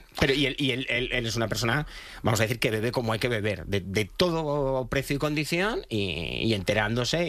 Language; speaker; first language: Spanish; native; Spanish